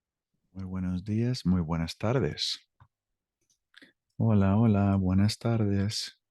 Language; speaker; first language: Spanish; non-native, fluent; English